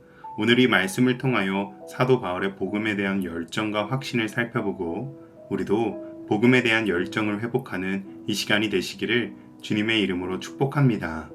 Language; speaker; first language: Korean; native; Korean